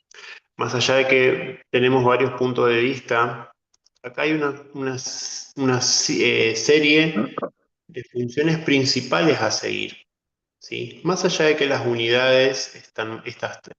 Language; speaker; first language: Spanish; native; Spanish